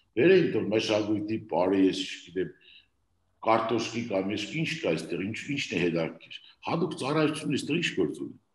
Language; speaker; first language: Armenian; native; Armenian